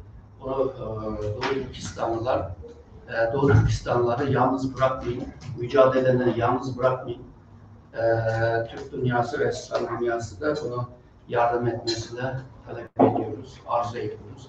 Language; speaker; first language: Turkish; non-native, fluent; Uyghur